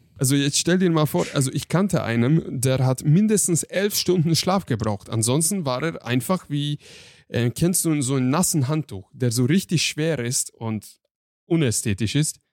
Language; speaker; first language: German; non-native, fluent; Hungarian